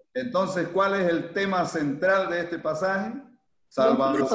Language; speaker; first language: Spanish; native; Spanish